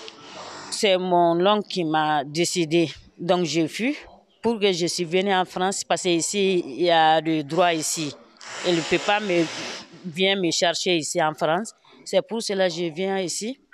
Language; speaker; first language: French; non-native, learner; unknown